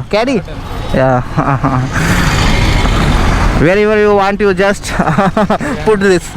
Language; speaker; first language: English; non-native, local second language; Hindi